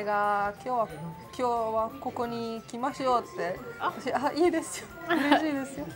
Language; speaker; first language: Japanese; non-native, fluent; Italian